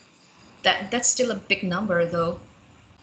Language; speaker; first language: English; non-native, fluent; Indonesian